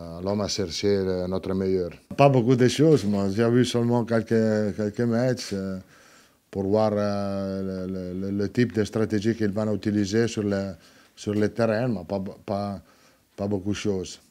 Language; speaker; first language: French; non-native, learner; Italian